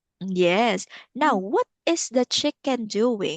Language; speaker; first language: English; non-native, local second language; Filipino